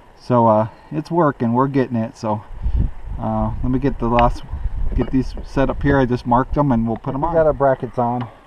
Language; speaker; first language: English; native; English